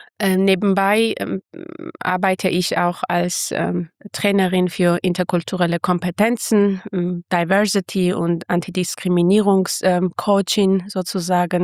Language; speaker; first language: German; non-native, fluent; Armenian